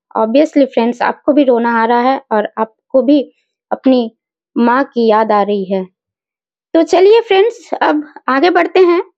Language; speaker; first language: Hindi; non-native, local second language; Odia